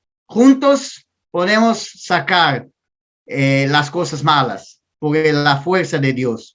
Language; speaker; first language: Spanish; non-native, learner; Portuguese